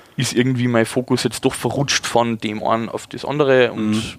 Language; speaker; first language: German; native; German